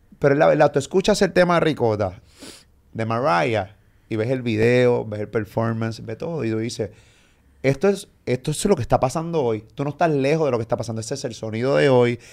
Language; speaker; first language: Spanish; native; Spanish